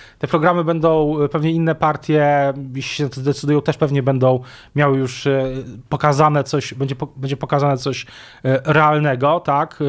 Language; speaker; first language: Polish; native; Polish